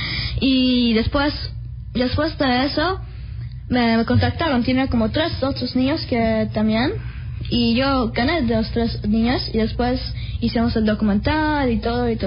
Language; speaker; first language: Spanish; early bilingual, heritage; Spanish